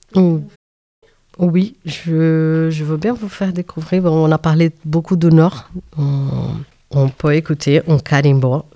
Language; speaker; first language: French; non-native, fluent; Portuguese